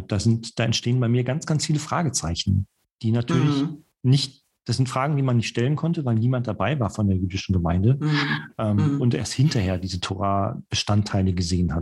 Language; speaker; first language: German; native; German